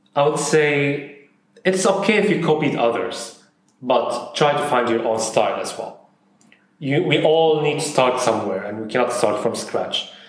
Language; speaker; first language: English; non-native, fluent; Arabic